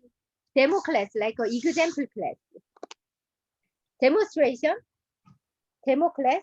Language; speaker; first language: English; non-native, learner; Korean